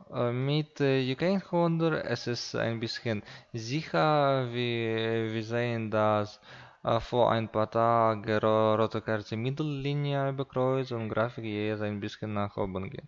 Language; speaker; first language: German; non-native, learner; Russian